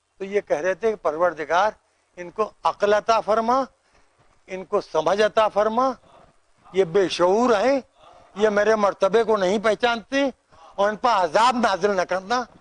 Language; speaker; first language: Urdu; native; Urdu